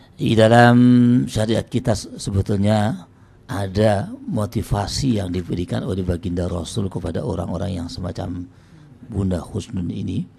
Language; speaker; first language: Indonesian; non-native, local second language; Javanese